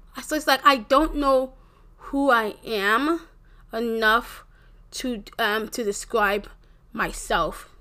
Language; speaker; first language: English; early bilingual, other home language; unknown